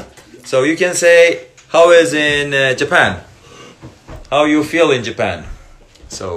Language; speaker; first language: English; non-native, learner; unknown